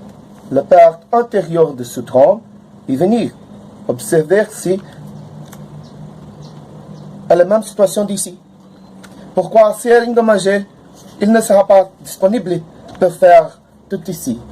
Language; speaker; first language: French; non-native, learner; Portuguese